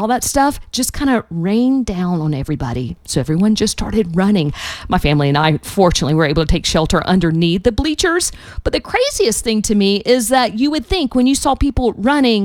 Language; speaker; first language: English; native; English